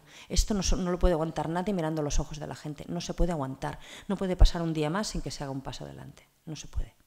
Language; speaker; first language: Spanish; non-native, local second language; Catalan